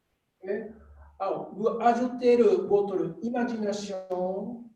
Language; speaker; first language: French; non-native, fluent; Japanese